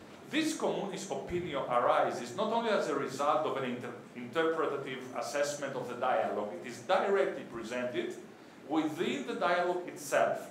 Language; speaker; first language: English; non-native, fluent; Greek